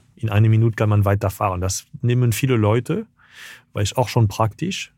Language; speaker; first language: German; non-native, fluent; French